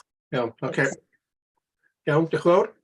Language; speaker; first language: Welsh; native; Welsh